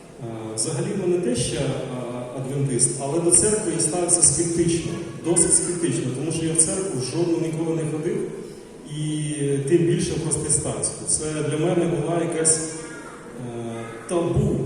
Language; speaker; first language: Ukrainian; non-native, local second language; Russian